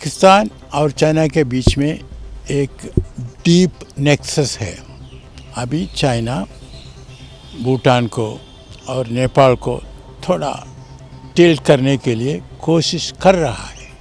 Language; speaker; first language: Hindi; non-native, local second language; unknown